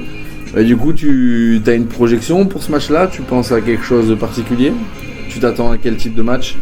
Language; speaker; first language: French; native; French